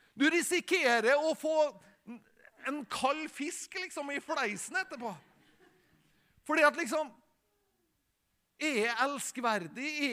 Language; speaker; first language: Norwegian; native; Norwegian